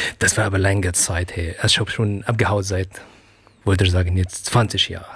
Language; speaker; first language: German; non-native, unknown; Arabic